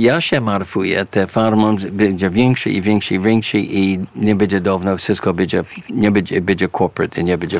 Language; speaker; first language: Polish; early bilingual, heritage; English